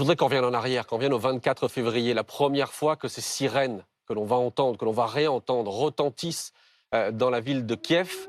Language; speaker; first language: French; native; French